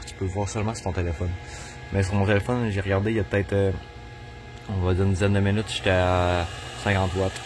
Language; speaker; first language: French; native; French